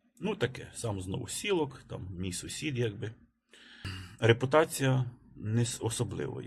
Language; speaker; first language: Ukrainian; native; Ukrainian